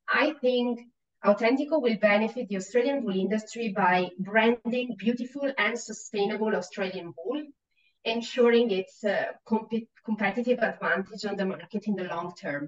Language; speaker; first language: English; non-native, fluent; Italian